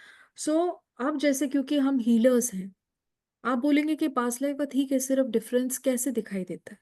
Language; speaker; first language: Hindi; native; Hindi